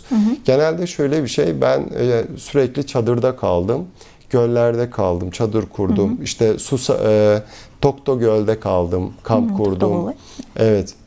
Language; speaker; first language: Turkish; early bilingual, heritage; Turkish